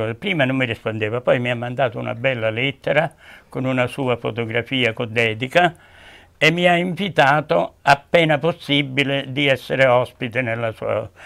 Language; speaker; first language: Italian; native; Italian